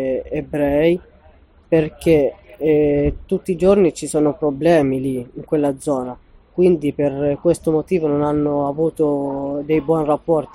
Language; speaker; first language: Italian; non-native, fluent; Arabic